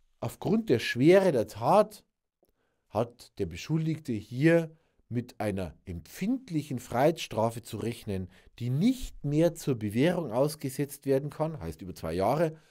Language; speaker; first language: German; native; German